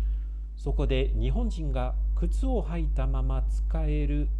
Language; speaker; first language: Japanese; non-native, fluent; French